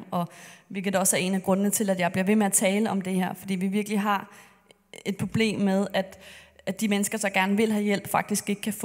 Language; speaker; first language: Danish; native; Danish